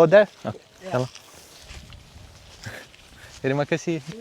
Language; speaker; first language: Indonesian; non-native, learner; Turkish